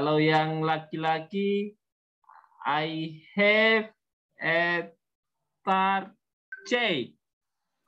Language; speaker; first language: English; non-native, learner; Indonesian